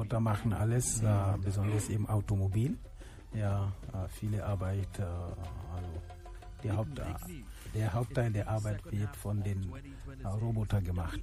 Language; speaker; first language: German; non-native, fluent; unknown